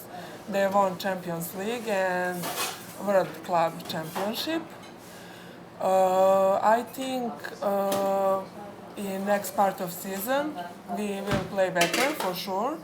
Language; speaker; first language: English; non-native, fluent; Serbian